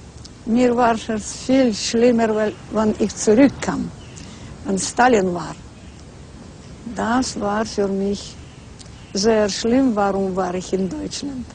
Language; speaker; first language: German; non-native, learner; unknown